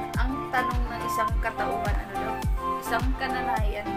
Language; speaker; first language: Filipino; non-native, local second language; Cebuano